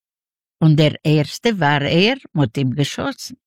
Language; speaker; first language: German; non-native, fluent; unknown